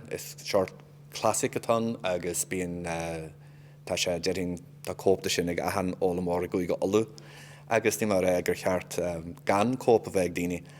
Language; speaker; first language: Irish; non-native, local second language; English